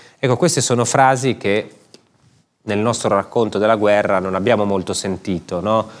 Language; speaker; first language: Italian; native; Italian